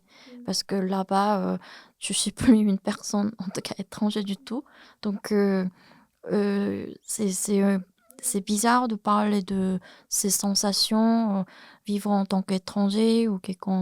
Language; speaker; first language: French; non-native, fluent; Korean